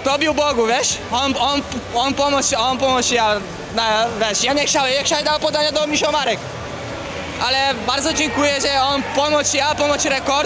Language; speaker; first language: Polish; non-native, learner; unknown